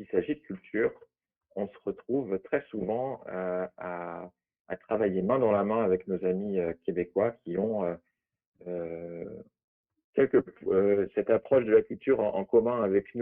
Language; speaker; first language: French; native; French